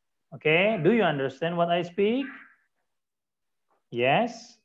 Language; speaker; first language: English; non-native, learner; Indonesian